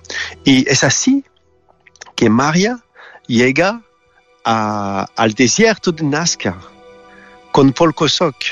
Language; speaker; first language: Spanish; non-native, learner; French